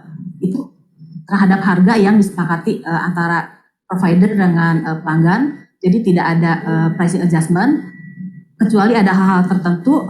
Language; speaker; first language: Indonesian; native; Indonesian